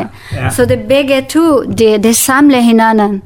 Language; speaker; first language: Danish; non-native, learner; Kurdish